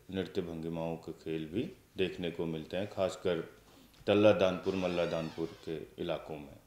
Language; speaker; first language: Hindi; native; Hindi